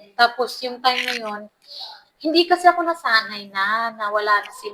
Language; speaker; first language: Filipino; non-native, local second language; Cebuano